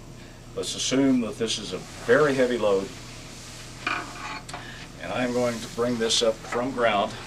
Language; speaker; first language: English; native; English